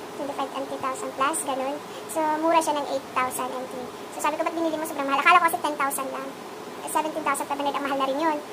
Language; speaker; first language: Filipino; non-native, local second language; Cebuano